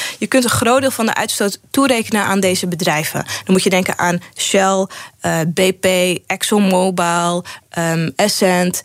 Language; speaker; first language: Dutch; early bilingual, other home language; Arabic